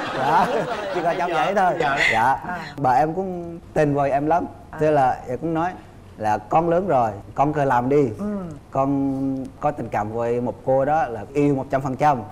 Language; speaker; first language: Vietnamese; non-native, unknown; Indonesian